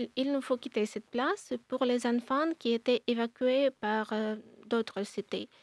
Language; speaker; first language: French; non-native, learner; Ukrainian